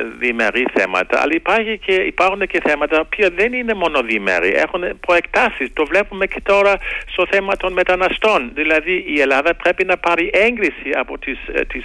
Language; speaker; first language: Greek; non-native, fluent; German